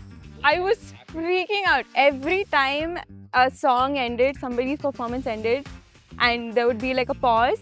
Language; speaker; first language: English; early bilingual, other home language; Telugu